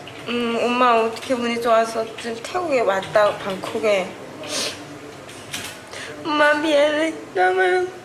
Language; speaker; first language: Korean; non-native, local second language; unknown